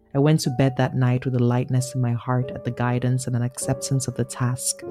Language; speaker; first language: English; non-native, local second language; Igbo